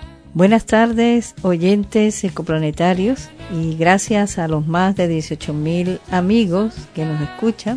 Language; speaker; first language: Spanish; native; Spanish